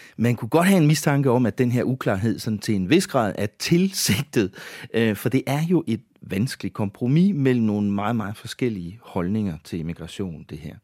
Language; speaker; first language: Danish; native; Danish